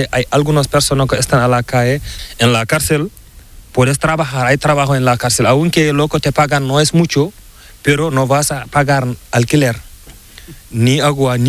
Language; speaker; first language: Spanish; non-native, learner; Fula